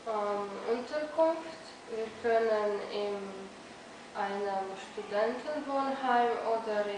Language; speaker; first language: German; non-native, learner; Slovenian